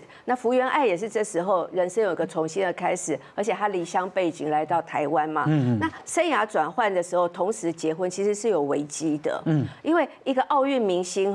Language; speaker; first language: Chinese; native; Chinese